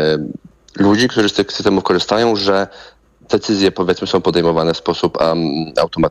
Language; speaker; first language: Polish; native; Polish